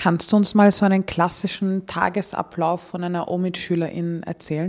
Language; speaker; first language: German; early bilingual, other home language; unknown